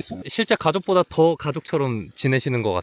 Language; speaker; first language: Korean; native; Korean